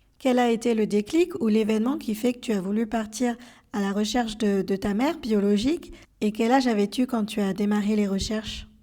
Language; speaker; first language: French; native; French